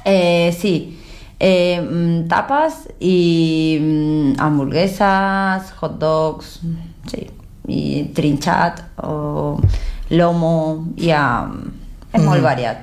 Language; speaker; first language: Catalan; non-native, learner; Spanish